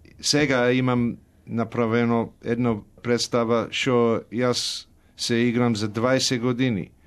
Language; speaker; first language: Macedonian; early bilingual, heritage; Macedonian